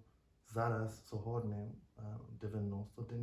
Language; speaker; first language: Ukrainian; non-native, learner; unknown